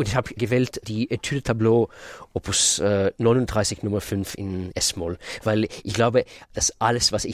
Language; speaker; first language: German; non-native, fluent; Russian